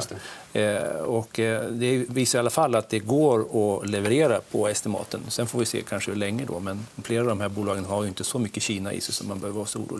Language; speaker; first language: Swedish; native; Swedish